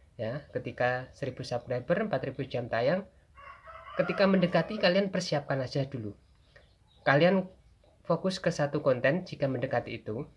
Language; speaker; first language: Indonesian; non-native, local second language; Javanese